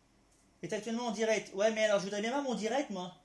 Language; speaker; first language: French; native; French